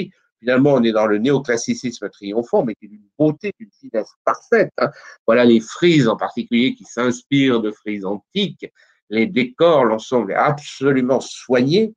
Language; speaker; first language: French; native; French